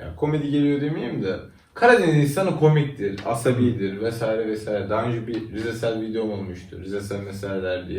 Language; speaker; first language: Turkish; native; Turkish